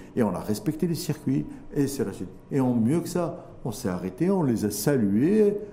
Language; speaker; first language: French; non-native, local second language; Arabic